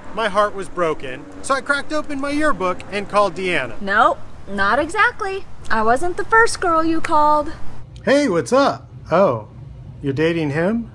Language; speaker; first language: English; native; English